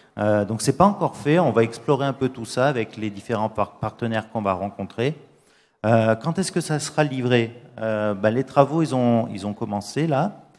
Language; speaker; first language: French; native; French